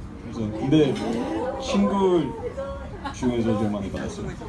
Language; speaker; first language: Korean; early bilingual, heritage; Korean